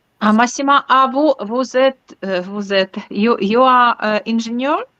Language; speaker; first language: English; non-native, learner; Ukrainian